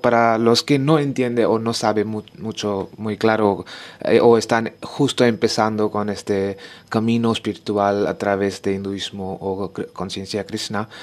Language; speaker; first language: Spanish; non-native, learner; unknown